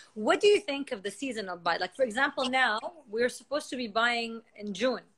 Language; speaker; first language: English; non-native, fluent; Arabic